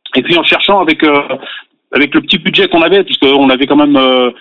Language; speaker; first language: French; native; French